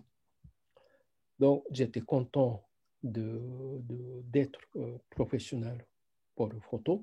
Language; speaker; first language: French; non-native, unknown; Japanese